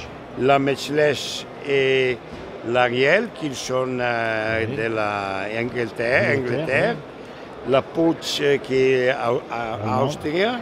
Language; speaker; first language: French; non-native, learner; Italian